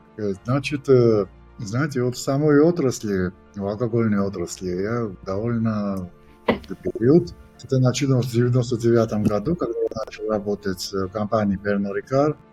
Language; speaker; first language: Russian; non-native, local second language; Georgian